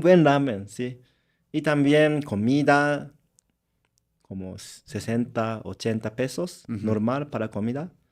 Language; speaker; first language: Spanish; non-native, learner; Japanese